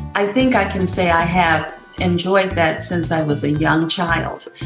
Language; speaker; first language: English; native; English